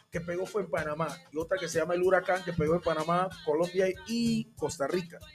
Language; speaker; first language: Spanish; non-native, local second language; English